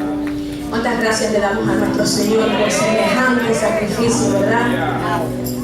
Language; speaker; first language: Spanish; native; Spanish